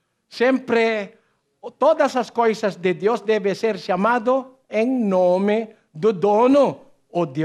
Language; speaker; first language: Portuguese; non-native, learner; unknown